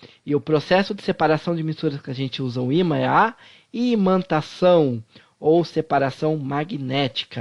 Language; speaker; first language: Portuguese; native; Portuguese